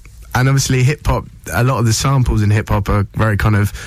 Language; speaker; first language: English; native; English